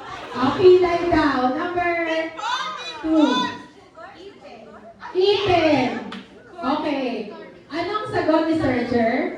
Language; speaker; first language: Filipino; native; Filipino